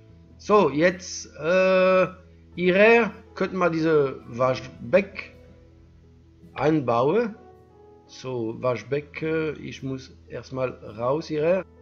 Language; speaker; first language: German; non-native, learner; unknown